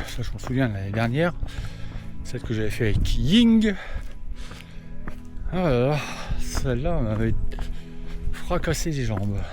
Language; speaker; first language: French; native; French